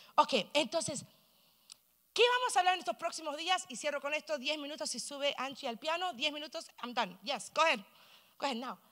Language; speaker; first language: Spanish; early bilingual, heritage; Spanish